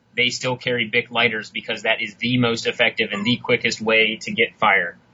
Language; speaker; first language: English; native; English